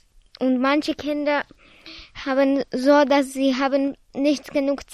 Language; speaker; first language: German; non-native, learner; Polish